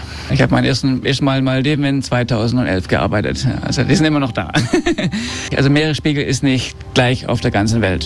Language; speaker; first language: German; non-native, fluent; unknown